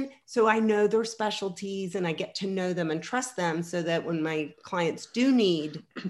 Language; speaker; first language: English; native; English